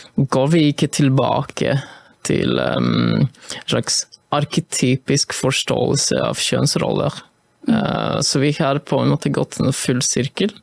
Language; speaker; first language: Norwegian; non-native, fluent; Polish